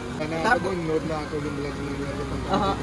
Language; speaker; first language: Filipino; non-native, local second language; Bikol